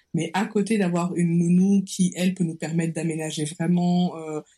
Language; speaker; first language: French; native; French